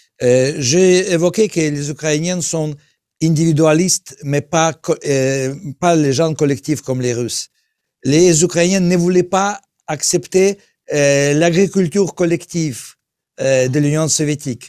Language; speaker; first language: French; non-native, learner; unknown